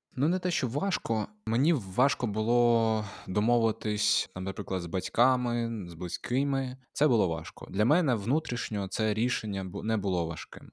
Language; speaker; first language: Ukrainian; non-native, local second language; Russian